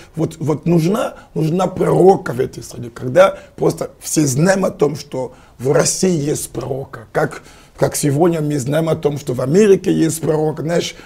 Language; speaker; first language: Russian; non-native, fluent; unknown